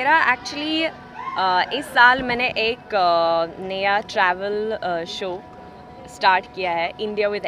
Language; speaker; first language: Hindi; non-native, fluent; Swedish